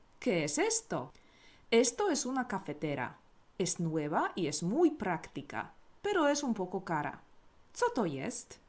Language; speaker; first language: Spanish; non-native, fluent; Polish